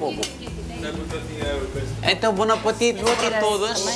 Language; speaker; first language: Portuguese; non-native, fluent; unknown